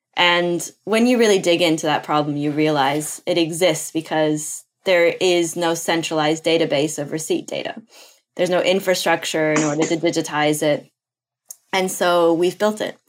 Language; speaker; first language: English; non-native, fluent; Portuguese